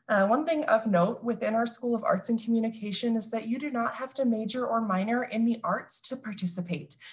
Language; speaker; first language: English; native; English